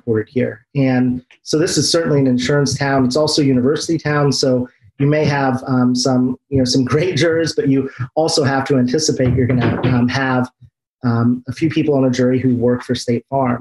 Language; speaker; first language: English; native; English